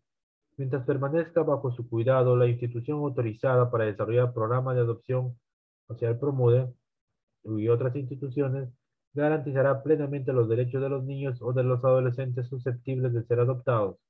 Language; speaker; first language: Spanish; native; Spanish